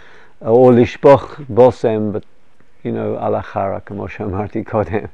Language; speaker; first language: Hebrew; non-native, fluent; English